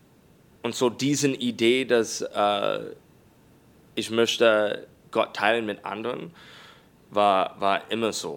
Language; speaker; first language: German; non-native, learner; English